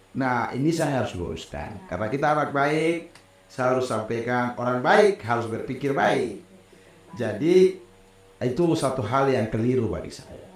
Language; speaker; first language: Indonesian; non-native, local second language; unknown